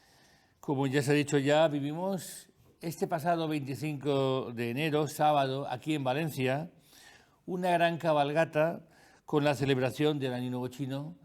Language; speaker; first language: Spanish; native; Spanish